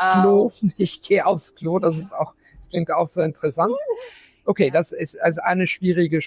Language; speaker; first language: German; non-native, fluent; Italian